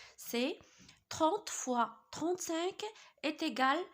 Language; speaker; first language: French; non-native, local second language; Arabic